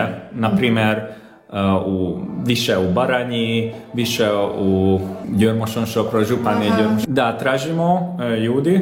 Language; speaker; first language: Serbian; non-native, local second language; Hungarian